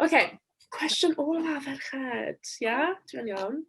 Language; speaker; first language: Welsh; non-native, local second language; English